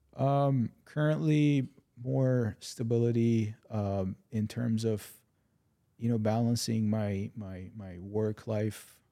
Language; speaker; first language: English; non-native, fluent; Arabic